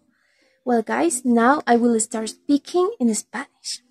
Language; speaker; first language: English; non-native, learner; Spanish